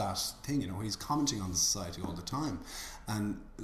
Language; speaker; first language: English; native; English